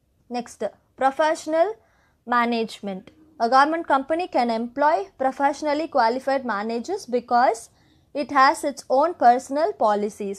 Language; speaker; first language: English; non-native, local second language; Tamil